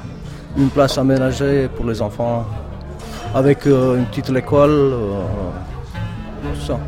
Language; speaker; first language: French; non-native, fluent; Romanian